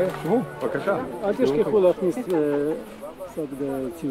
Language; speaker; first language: Hebrew; non-native, fluent; Russian